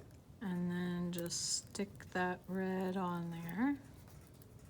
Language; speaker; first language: English; native; English